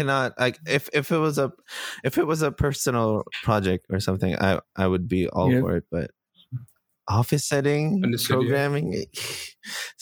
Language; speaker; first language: English; non-native, local second language; Filipino